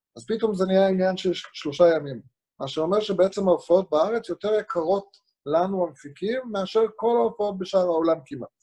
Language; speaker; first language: Hebrew; native; Hebrew